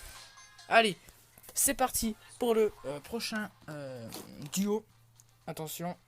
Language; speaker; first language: French; native; French